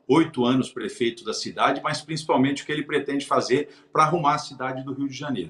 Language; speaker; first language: Portuguese; native; Portuguese